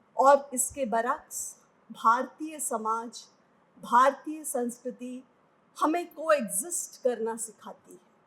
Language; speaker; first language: Hindi; native; Hindi